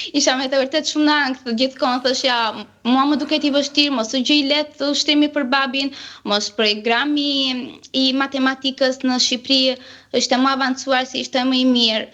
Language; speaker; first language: Albanian; early bilingual, heritage; Albanian